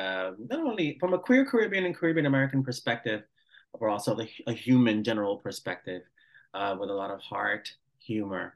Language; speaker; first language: English; early bilingual, other home language; Spanish